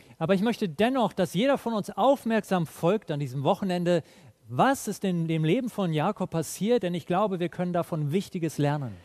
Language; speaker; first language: German; native; German